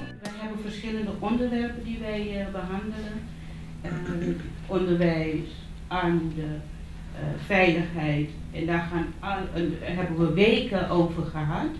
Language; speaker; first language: Dutch; native; Dutch